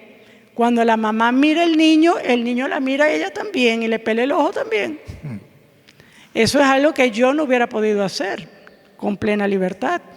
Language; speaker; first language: Spanish; non-native, fluent; English